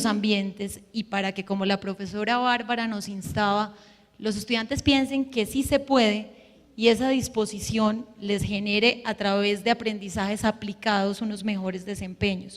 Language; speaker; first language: Spanish; native; Spanish